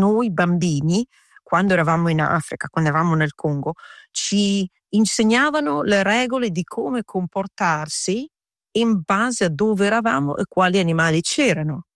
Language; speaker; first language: Italian; early bilingual, heritage; Italian